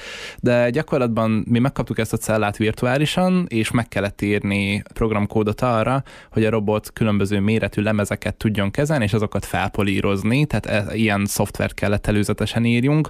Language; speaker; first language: Hungarian; native; Hungarian